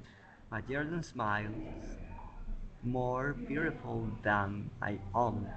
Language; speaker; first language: English; non-native, learner; Spanish